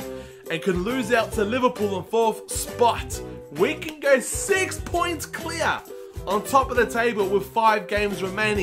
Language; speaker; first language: English; native; English